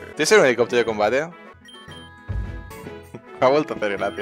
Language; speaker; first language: Spanish; native; Spanish